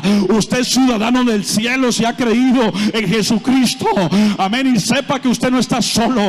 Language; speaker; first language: Spanish; native; Spanish